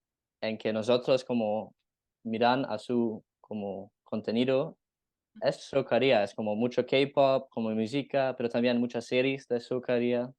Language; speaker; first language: Spanish; non-native, learner; English